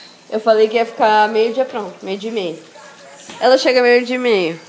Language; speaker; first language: Portuguese; native; Portuguese